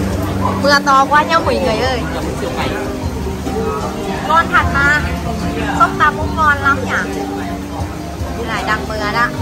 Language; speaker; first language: Vietnamese; non-native, learner; Thai